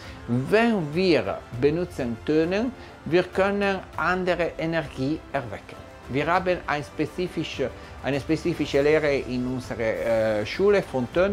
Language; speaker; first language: German; non-native, learner; Italian